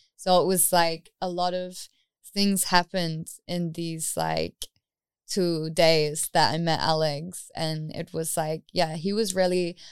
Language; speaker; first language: English; native; English